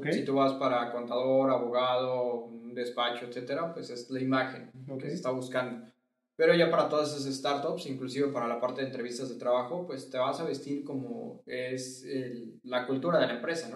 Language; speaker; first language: Spanish; native; Spanish